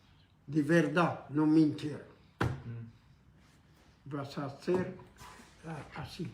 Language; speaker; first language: Spanish; non-native, fluent; Arabic